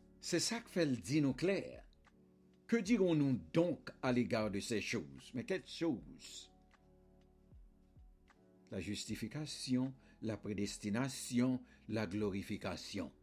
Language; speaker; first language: French; non-native, local second language; Haitian Creole